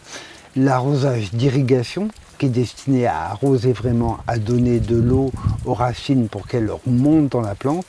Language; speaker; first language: French; native; French